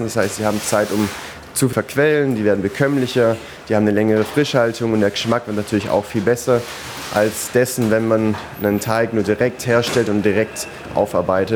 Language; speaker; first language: German; native; German